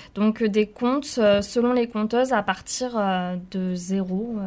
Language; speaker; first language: French; native; French